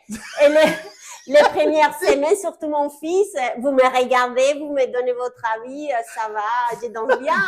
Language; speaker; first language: French; native; French